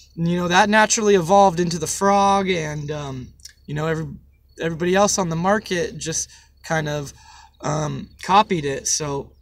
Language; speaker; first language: English; native; English